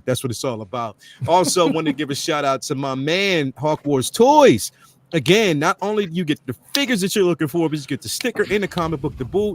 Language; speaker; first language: English; native; English